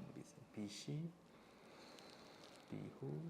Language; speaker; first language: Chinese; non-native, fluent; English